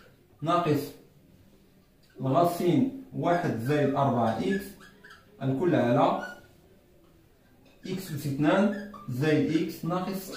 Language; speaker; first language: Arabic; native; Arabic